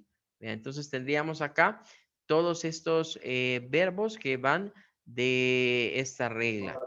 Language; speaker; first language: Spanish; native; Spanish